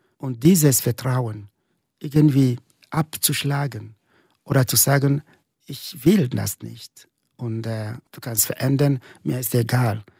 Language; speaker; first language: German; non-native, fluent; Igbo